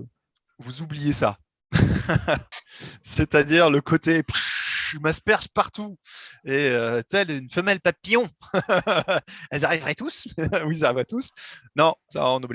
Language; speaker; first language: French; native; French